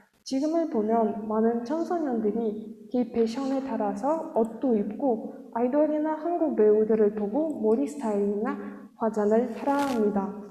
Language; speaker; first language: Korean; non-native, fluent; Kazakh